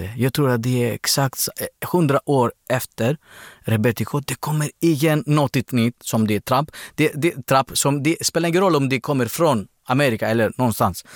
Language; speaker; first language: Swedish; non-native, fluent; Greek